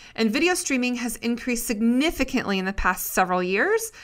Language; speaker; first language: English; native; English